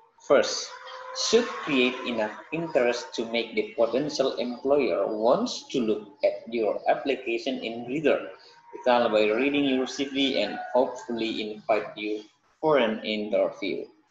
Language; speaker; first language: English; non-native, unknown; Indonesian